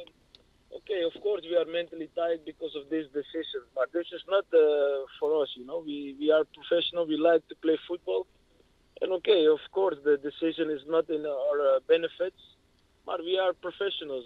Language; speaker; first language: English; non-native, learner; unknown